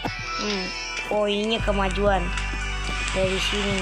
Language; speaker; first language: Indonesian; native; Indonesian